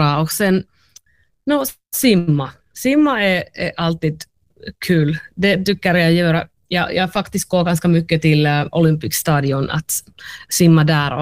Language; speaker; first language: Swedish; non-native, learner; Finnish